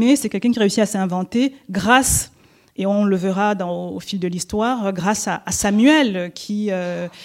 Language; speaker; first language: French; native; French